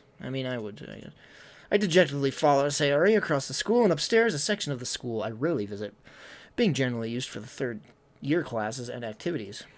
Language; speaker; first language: English; native; English